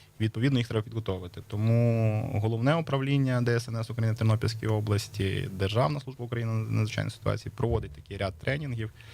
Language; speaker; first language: Ukrainian; native; Ukrainian